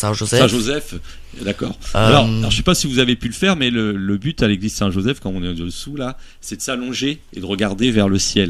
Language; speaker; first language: French; native; French